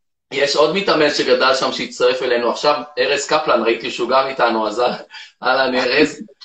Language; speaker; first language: Hebrew; native; Hebrew